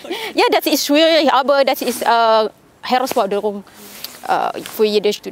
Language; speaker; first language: German; non-native, learner; Malay